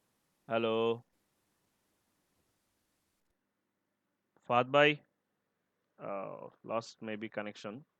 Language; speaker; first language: English; non-native, learner; Bangla